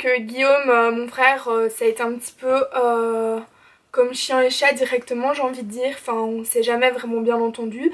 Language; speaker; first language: French; native; French